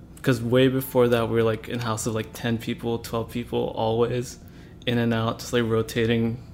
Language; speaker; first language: English; early bilingual, other home language; Filipino